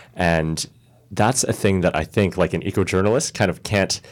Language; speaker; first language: English; early bilingual, other home language; Cantonese